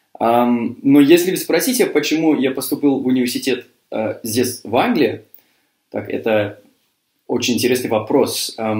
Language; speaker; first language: Russian; non-native, fluent; English